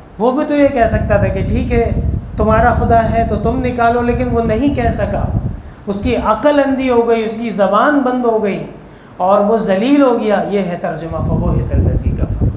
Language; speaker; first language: Urdu; non-native, local second language; Pashto